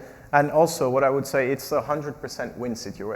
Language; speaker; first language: English; non-native, fluent; French